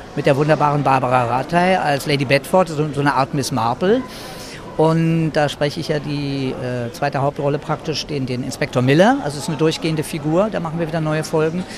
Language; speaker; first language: German; native; German